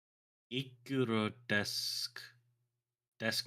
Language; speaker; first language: Japanese; non-native, learner; English